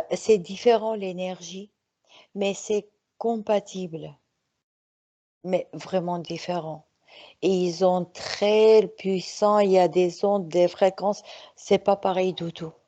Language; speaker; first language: French; non-native, fluent; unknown